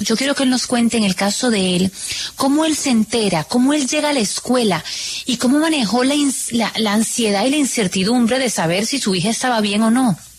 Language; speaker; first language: Spanish; native; Spanish